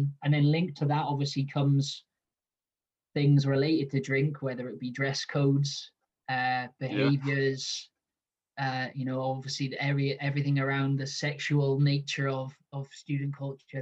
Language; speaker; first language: English; native; English